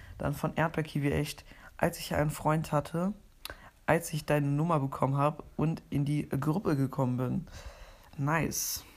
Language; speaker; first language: German; native; German